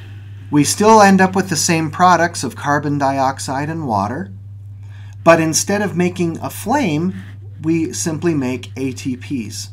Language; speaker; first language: English; native; English